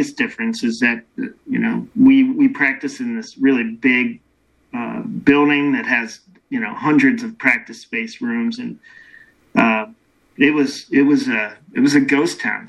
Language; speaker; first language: English; native; English